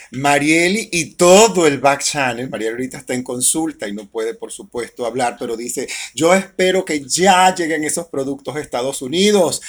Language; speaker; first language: Spanish; native; Spanish